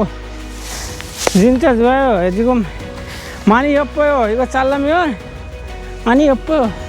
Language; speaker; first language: Korean; non-native, learner; Bangla